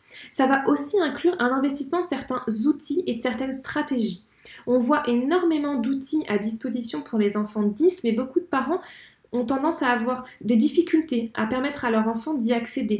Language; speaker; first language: French; native; French